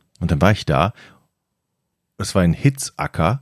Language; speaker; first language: German; native; German